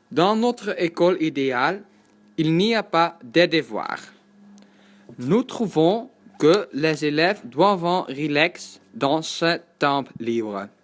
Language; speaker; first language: French; non-native, learner; Dutch